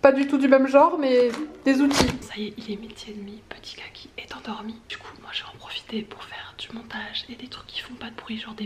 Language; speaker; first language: French; native; French